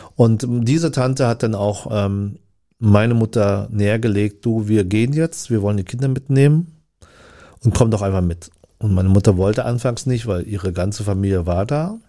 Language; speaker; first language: German; early bilingual, other home language; Vietnamese